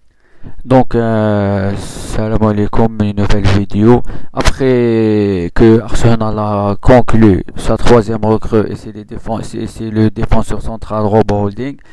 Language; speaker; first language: French; non-native, local second language; Arabic